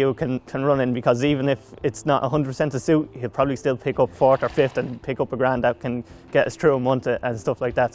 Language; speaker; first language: English; native; English